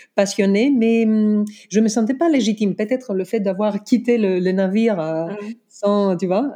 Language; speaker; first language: French; non-native, fluent; Greek